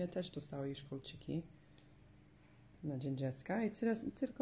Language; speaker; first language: Polish; non-native, learner; English